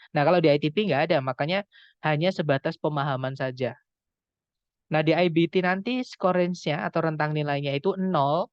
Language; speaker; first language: Indonesian; non-native, local second language; Javanese